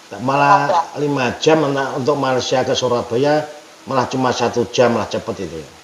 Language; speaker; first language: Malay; non-native, local second language; Javanese